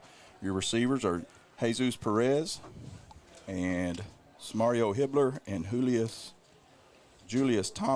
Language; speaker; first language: English; native; English